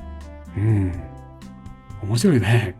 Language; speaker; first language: Japanese; native; Japanese